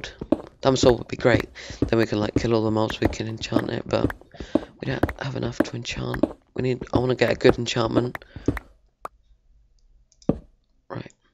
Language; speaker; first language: English; native; English